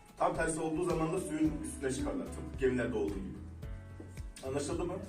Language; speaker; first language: Turkish; native; Turkish